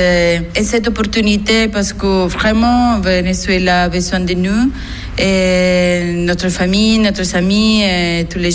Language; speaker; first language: French; non-native, learner; Spanish